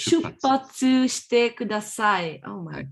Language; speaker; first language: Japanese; non-native, learner; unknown